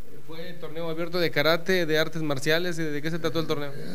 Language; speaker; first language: Spanish; native; Spanish